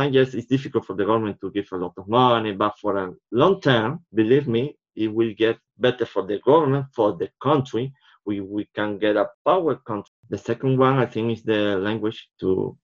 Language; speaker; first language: English; non-native, fluent; Spanish